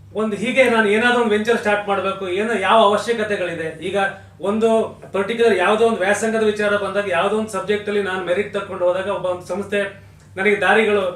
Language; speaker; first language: Kannada; native; Kannada